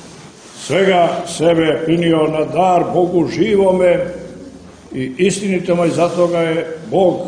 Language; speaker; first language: Croatian; native; Croatian